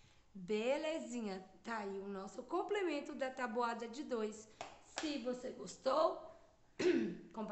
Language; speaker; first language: Portuguese; native; Portuguese